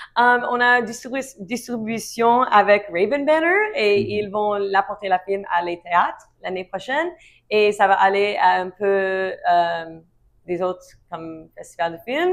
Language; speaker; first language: French; non-native, learner; English